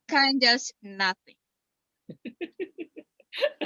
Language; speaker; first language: English; non-native, fluent; Indonesian